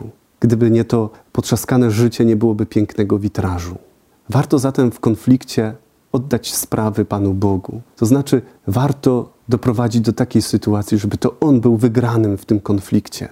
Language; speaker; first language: Polish; native; Polish